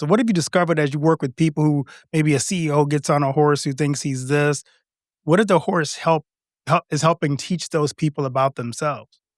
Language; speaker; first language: English; native; English